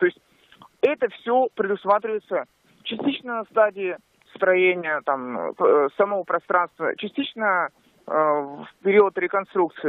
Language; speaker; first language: Russian; native; Russian